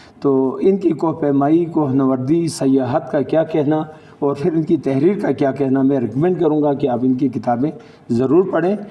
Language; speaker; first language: Urdu; non-native, local second language; Balti